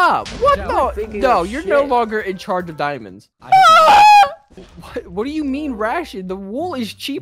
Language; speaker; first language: English; native; English